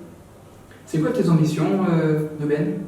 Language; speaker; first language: French; native; French